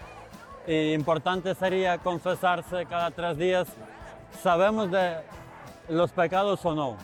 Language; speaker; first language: Spanish; non-native, fluent; Ukrainian